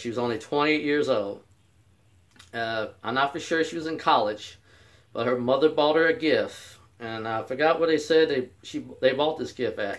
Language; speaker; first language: English; native; English